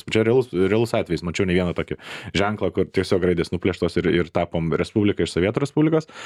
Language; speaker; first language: Lithuanian; native; Lithuanian